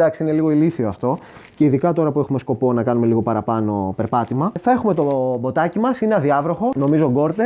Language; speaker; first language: Greek; native; Greek